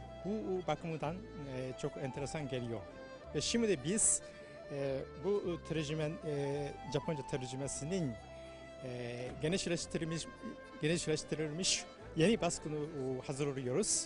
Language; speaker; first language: Turkish; non-native, fluent; Japanese